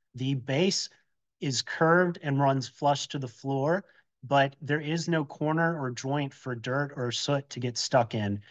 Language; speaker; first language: English; native; English